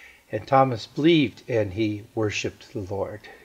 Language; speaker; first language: English; native; English